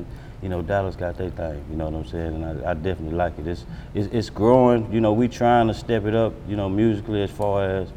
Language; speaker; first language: English; native; English